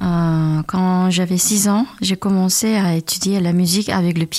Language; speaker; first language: French; non-native, learner; Korean